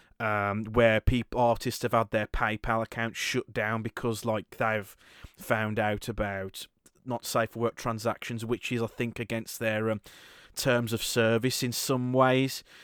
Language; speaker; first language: English; native; English